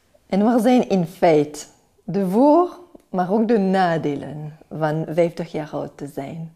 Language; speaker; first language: Dutch; non-native, local second language; French